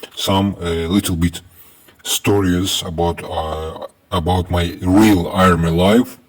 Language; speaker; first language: English; non-native, learner; Azerbaijani